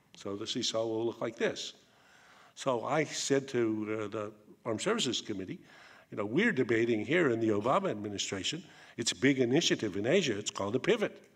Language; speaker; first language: English; native; English